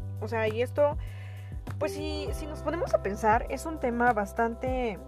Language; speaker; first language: Spanish; native; Spanish